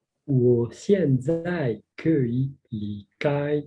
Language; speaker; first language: Chinese; non-native, learner; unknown